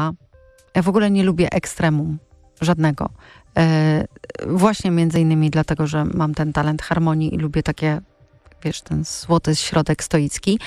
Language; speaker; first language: Polish; native; Polish